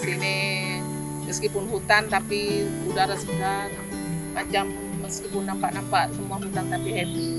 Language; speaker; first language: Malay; non-native, fluent; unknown